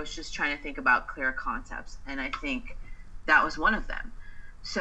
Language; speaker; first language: English; native; English